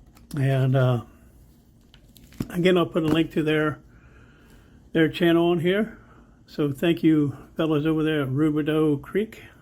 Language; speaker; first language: English; native; English